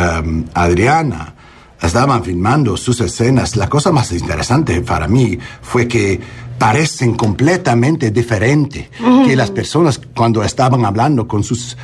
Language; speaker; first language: Spanish; early bilingual, heritage; English